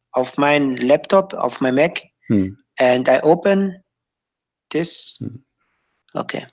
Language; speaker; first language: English; non-native, learner; German